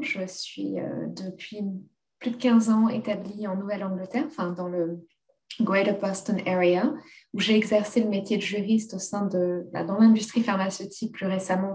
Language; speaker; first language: French; native; French